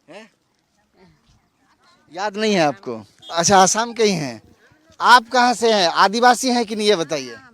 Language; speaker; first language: Hindi; native; Hindi